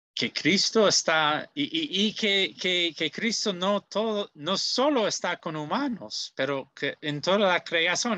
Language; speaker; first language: Spanish; non-native, learner; English